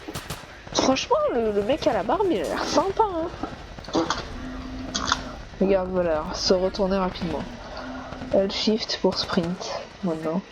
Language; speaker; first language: French; native; French